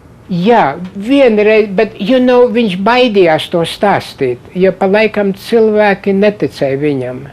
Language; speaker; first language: Latvian; early bilingual, heritage; Latvian